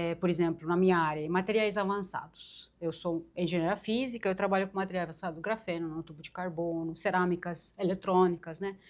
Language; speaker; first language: Portuguese; non-native, fluent; Romanian